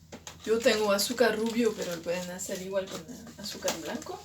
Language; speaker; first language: Spanish; non-native, fluent; French